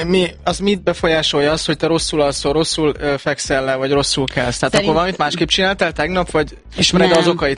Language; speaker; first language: Hungarian; native; Hungarian